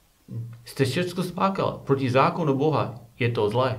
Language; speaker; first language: Czech; non-native, learner; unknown